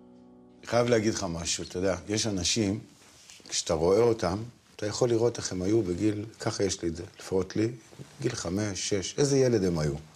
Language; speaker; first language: Hebrew; native; Hebrew